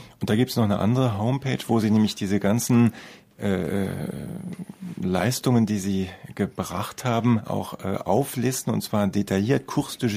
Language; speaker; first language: German; native; German